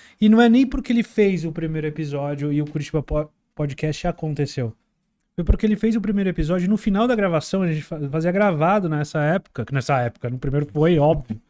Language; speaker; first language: Portuguese; native; Portuguese